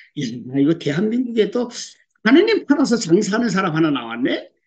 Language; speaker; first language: Korean; early bilingual, heritage; Korean